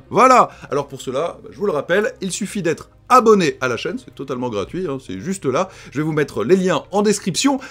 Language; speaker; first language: French; native; French